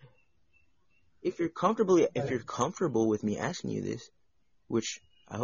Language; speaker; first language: English; native; English